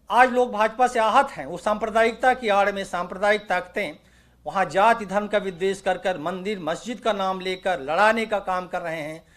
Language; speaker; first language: Hindi; native; Hindi